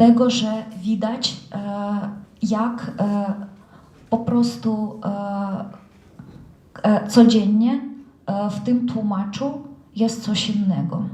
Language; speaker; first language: Polish; non-native, fluent; Russian